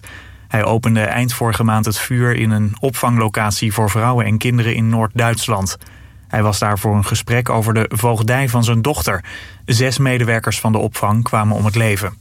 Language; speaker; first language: Dutch; native; Dutch